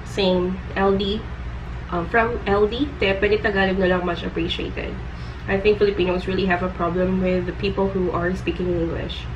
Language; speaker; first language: English; non-native, local second language; Filipino